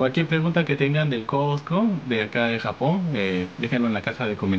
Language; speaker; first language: Spanish; native; Spanish